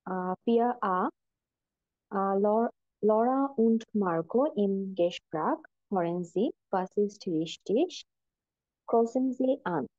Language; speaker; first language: German; non-native, learner; Bangla